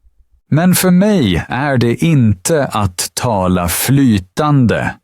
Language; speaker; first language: Swedish; non-native, fluent; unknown